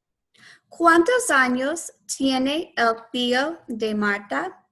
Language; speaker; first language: Spanish; non-native, fluent; English